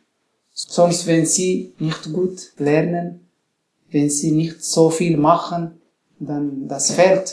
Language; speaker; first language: German; non-native, learner; Tigrinya